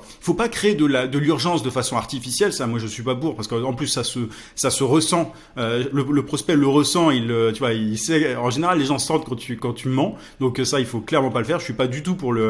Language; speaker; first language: French; native; French